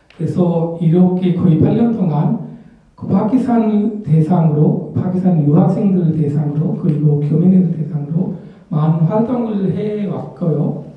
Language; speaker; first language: Korean; non-native, fluent; Urdu